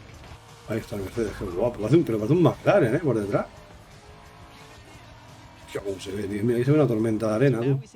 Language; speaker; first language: Spanish; native; Spanish